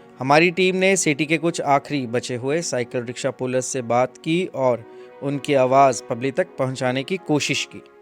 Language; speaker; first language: Hindi; native; Hindi